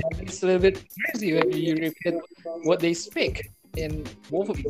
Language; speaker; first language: English; non-native, learner; Indonesian